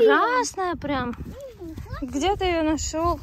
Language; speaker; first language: Russian; native; Russian